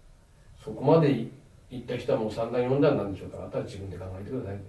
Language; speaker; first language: Japanese; native; Japanese